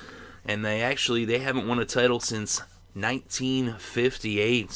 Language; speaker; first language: English; native; English